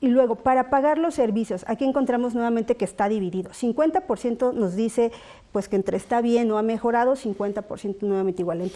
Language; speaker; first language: Spanish; native; Spanish